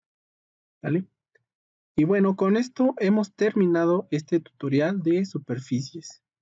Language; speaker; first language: Spanish; native; Spanish